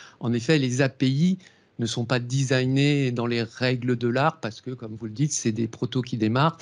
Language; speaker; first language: French; native; French